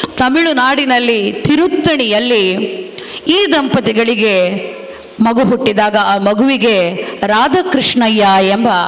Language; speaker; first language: Kannada; non-native, local second language; Tulu